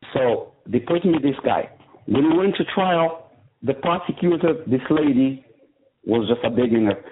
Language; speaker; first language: English; non-native, fluent; Arabic